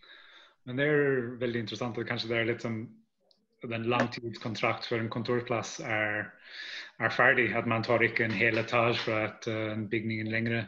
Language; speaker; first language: Norwegian; non-native, fluent; English